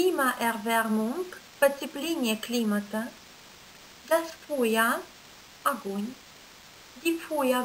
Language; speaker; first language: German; non-native, fluent; Russian